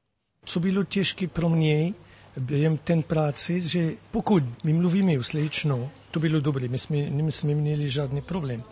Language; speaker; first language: Czech; non-native, learner; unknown